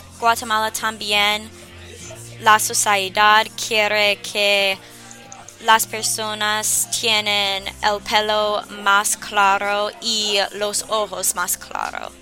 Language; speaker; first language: Spanish; non-native, learner; English